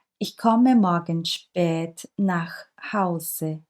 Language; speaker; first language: German; non-native, fluent; Turkish